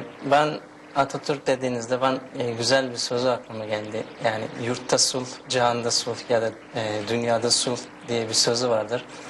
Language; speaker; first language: Turkish; non-native, fluent; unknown